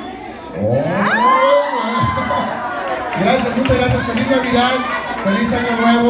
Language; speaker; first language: Spanish; native; Spanish